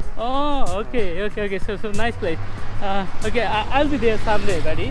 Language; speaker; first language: English; non-native, local second language; Bangla